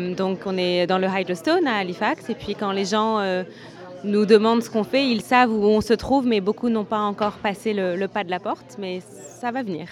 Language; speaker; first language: French; native; French